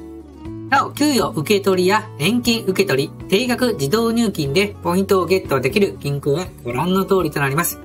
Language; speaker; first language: Japanese; native; Japanese